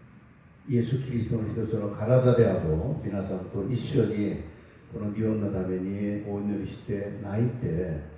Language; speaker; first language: Japanese; non-native, fluent; Korean